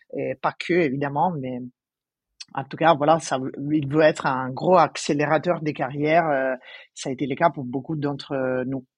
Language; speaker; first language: French; non-native, fluent; Italian